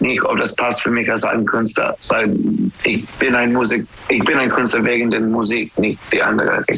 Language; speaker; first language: German; non-native, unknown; English